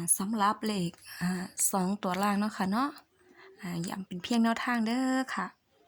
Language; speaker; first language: Thai; native; Thai